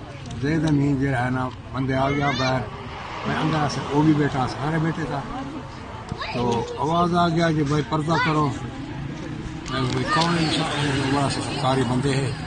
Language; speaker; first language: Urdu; non-native, local second language; Pashto